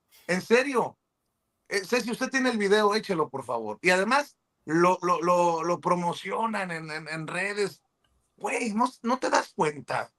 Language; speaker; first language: Spanish; native; Spanish